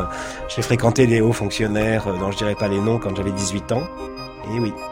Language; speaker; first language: French; native; French